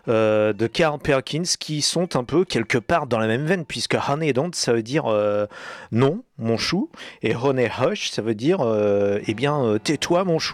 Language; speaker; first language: French; native; French